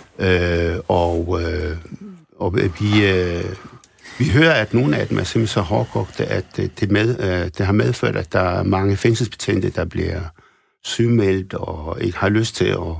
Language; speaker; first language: Danish; early bilingual, other home language; Arabic